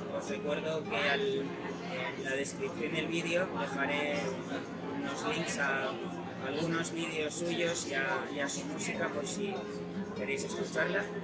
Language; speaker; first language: Spanish; native; Spanish